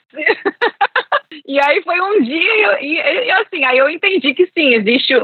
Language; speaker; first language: Portuguese; early bilingual, other home language; English